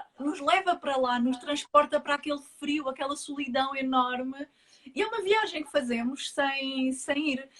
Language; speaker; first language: Portuguese; native; Portuguese